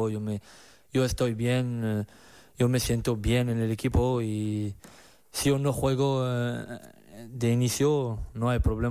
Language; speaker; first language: Spanish; non-native, learner; French